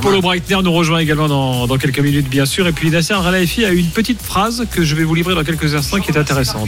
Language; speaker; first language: French; native; French